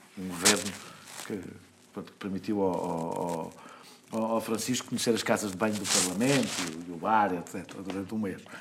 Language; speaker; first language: Portuguese; native; Portuguese